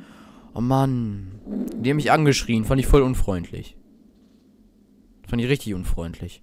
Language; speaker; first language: German; native; German